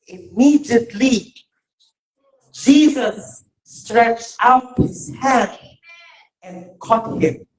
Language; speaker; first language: English; non-native, local second language; Filipino